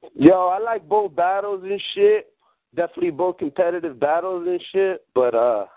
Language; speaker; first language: English; early bilingual, other home language; Spanish